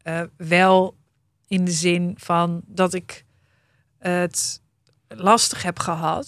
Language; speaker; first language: Dutch; native; Dutch